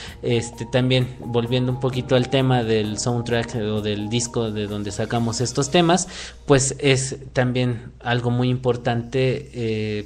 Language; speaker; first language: Spanish; native; Spanish